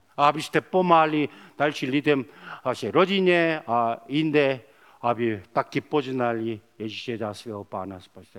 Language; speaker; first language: Czech; non-native, learner; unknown